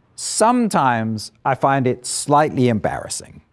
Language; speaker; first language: English; native; English